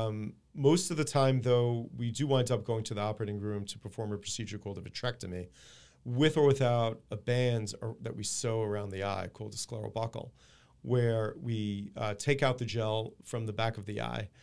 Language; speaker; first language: English; native; English